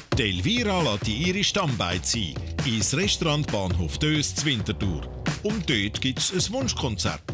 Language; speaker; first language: German; native; German